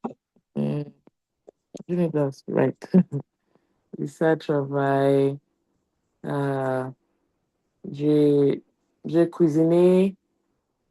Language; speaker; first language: French; non-native, learner; English